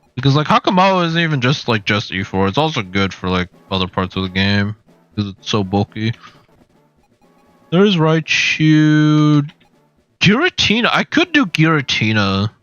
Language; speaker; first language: English; native; English